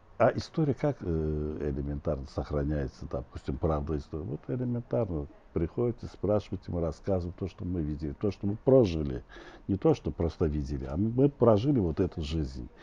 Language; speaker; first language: Russian; non-native, local second language; Azerbaijani